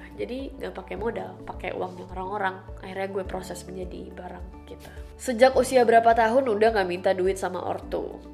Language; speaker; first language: Indonesian; native; Indonesian